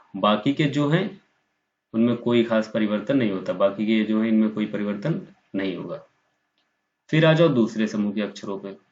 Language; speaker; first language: Hindi; native; Hindi